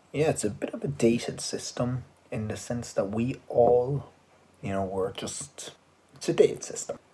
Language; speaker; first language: English; native; English